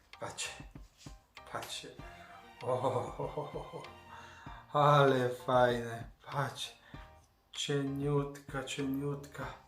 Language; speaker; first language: Polish; non-native, learner; Italian